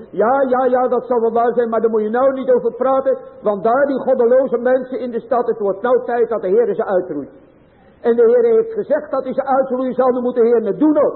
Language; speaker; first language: Dutch; native; Dutch